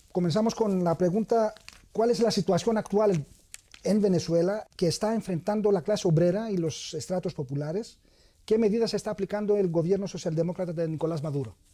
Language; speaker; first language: Spanish; non-native, fluent; Greek